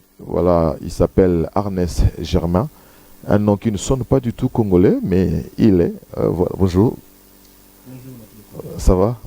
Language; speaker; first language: French; non-native, local second language; Lingala